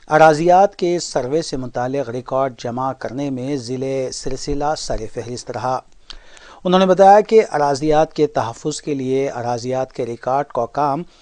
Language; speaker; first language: Urdu; native; Urdu